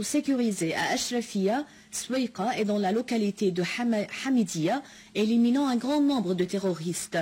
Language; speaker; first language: French; non-native, fluent; Arabic